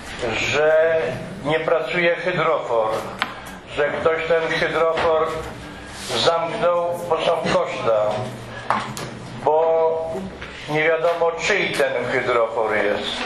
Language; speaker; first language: Polish; native; Polish